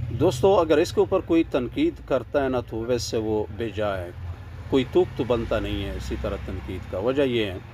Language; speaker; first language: Urdu; non-native, local second language; Pashto